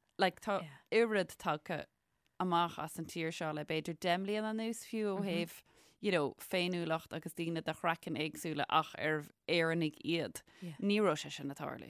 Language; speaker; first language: Irish; non-native, local second language; English